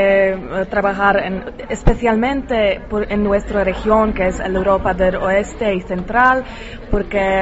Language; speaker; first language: Spanish; non-native, learner; Polish